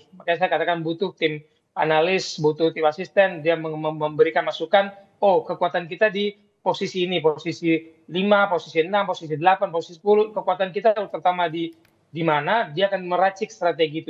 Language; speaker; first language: Indonesian; native; Indonesian